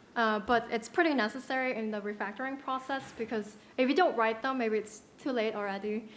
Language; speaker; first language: English; non-native, local second language; Cantonese